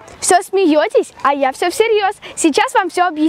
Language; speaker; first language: Russian; native; Russian